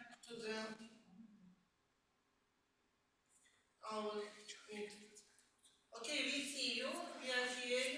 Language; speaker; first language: English; non-native, learner; Ukrainian